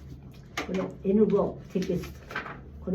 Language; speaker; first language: Japanese; native; Japanese